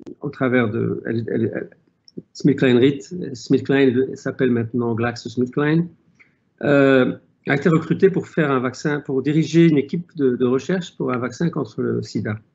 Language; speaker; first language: French; non-native, local second language; Arabic